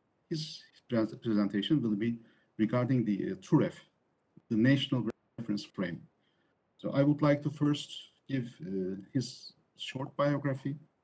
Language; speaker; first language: English; non-native, fluent; Turkish